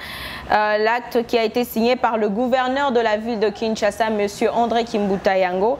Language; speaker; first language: French; non-native, local second language; Lingala